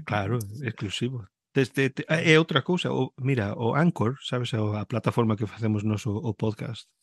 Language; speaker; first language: Galician; early bilingual, heritage; Galician